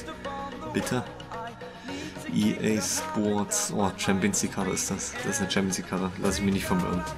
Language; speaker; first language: German; native; German